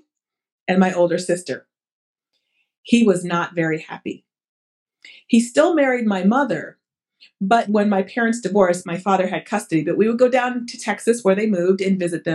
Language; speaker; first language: English; early bilingual, other home language; Portuguese